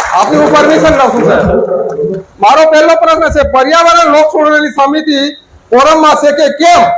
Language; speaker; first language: Gujarati; non-native, local second language; Vasavi